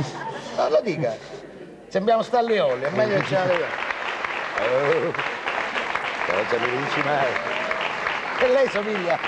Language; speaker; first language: Italian; native; Italian